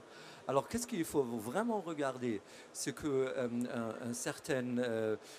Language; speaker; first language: French; non-native, fluent; German